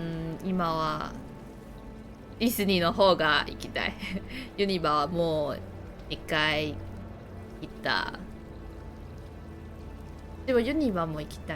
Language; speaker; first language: Japanese; non-native, learner; Chinese